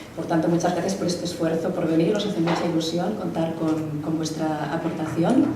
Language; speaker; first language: Spanish; non-native, local second language; Catalan